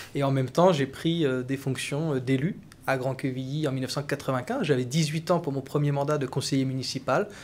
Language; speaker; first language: French; native; French